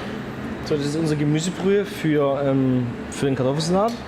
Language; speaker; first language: German; native; German